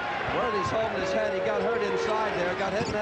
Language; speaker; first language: English; native; English